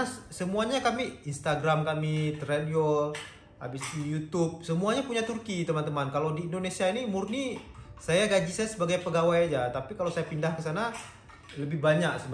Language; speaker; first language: Indonesian; native; Indonesian